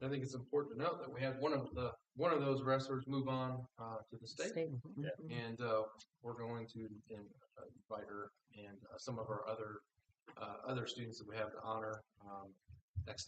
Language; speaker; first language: English; native; English